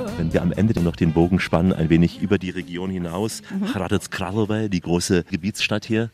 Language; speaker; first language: German; native; German